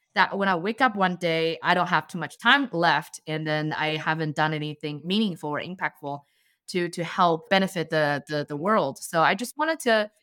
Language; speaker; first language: English; non-native, fluent; Chinese